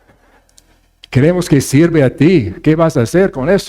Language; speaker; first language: Spanish; non-native, fluent; English